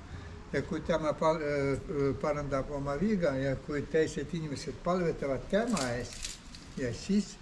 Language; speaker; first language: Estonian; non-native, learner; Ukrainian